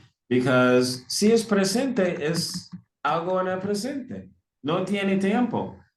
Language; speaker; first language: Spanish; non-native, fluent; English